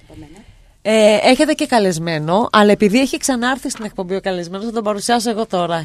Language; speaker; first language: Greek; native; Greek